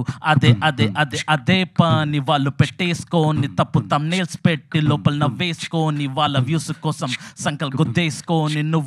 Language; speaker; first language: Telugu; native; Telugu